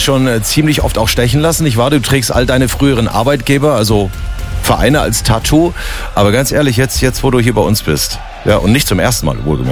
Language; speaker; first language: German; native; German